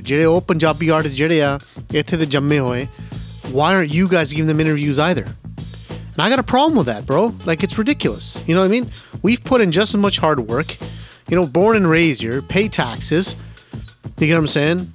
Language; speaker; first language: English; early bilingual, other home language; Punjabi